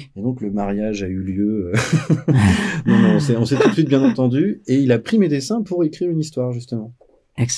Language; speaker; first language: French; native; French